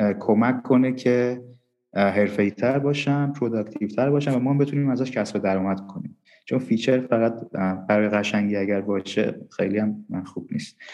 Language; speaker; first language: Persian; non-native, local second language; Armenian